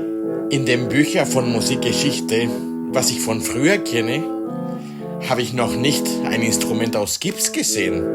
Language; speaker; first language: German; non-native, fluent; Spanish